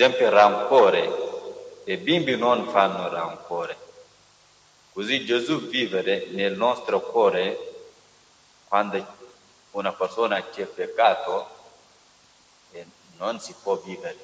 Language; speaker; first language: Italian; non-native, learner; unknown